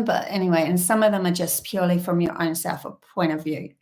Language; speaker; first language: English; native; English